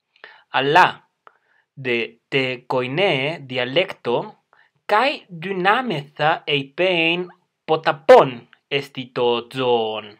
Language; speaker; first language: Greek; non-native, fluent; Spanish